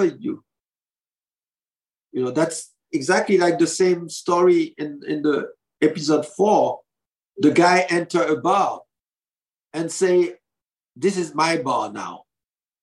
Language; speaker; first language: English; non-native, fluent; French